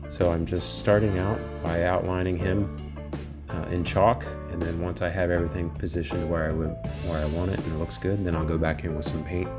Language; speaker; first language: English; native; English